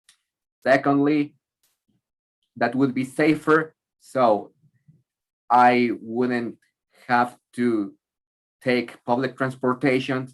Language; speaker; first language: English; non-native, learner; Spanish